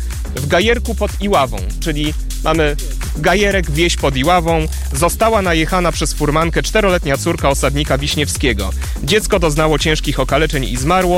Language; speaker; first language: Polish; native; Polish